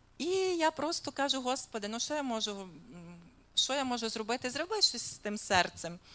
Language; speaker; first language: Ukrainian; native; Ukrainian